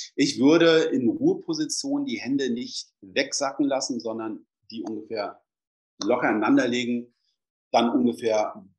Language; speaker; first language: German; native; German